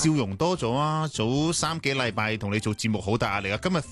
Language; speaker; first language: Cantonese; native; Cantonese